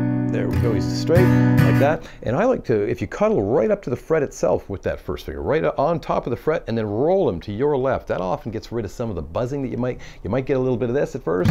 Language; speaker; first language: English; native; English